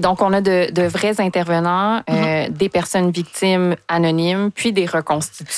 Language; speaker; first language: French; native; French